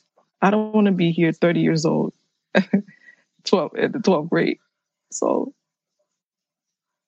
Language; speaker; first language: English; early bilingual, other home language; Haitian Creole